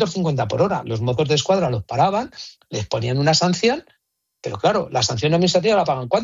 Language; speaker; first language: Spanish; native; Spanish